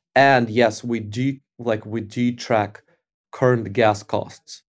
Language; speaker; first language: English; non-native, fluent; Ukrainian